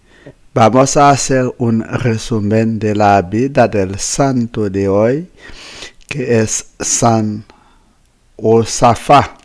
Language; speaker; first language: Spanish; non-native, fluent; Haitian Creole